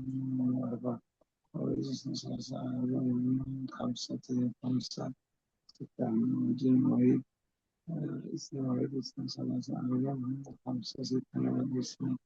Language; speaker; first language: Arabic; non-native, learner; Bangla